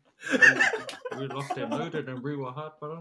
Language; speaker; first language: English; native; English